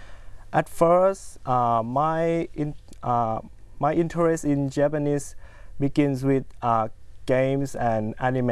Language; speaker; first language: English; non-native, fluent; Thai